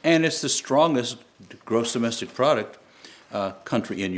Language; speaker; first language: English; native; English